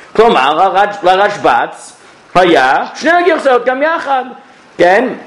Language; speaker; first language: Hebrew; non-native, fluent; English